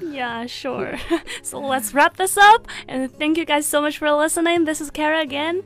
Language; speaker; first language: English; non-native, fluent; Chinese